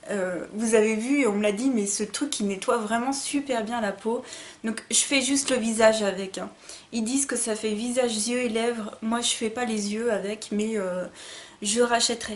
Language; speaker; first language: French; native; French